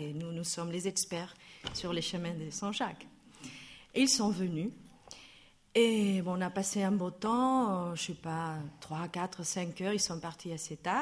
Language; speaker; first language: French; non-native, fluent; Spanish